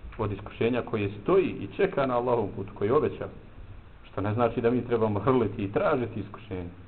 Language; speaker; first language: Bosnian; native; Bosnian